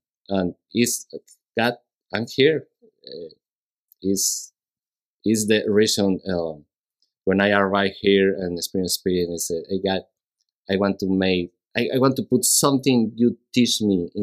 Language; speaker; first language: English; non-native, learner; Spanish